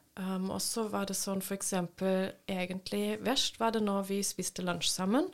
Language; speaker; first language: Norwegian; non-native, fluent; German